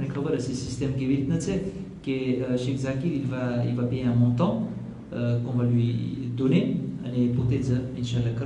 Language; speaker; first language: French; non-native, local second language; Gujarati